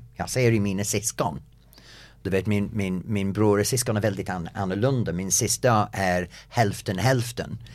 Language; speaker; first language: Swedish; non-native, fluent; English